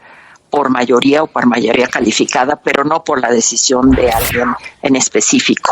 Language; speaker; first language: Spanish; native; Spanish